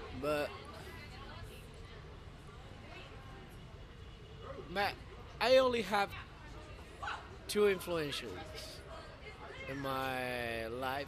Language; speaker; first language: English; non-native, fluent; Spanish